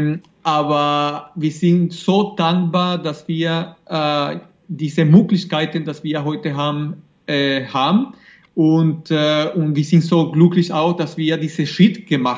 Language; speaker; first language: German; non-native, fluent; Spanish